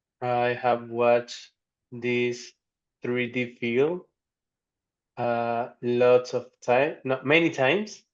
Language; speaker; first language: English; non-native, learner; Spanish